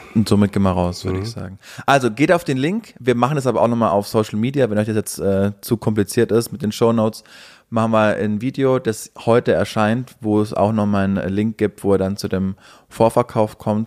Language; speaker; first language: German; native; German